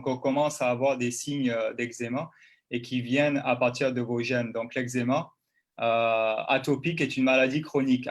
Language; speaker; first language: French; native; French